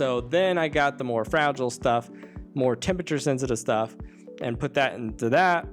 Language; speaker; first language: English; native; English